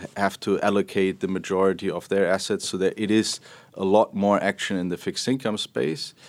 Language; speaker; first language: English; non-native, fluent; German